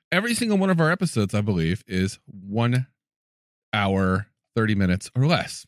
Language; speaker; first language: English; native; English